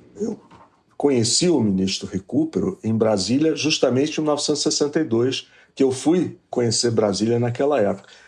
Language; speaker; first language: Portuguese; native; Portuguese